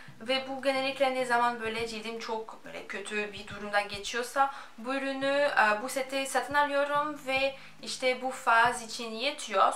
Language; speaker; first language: Turkish; non-native, fluent; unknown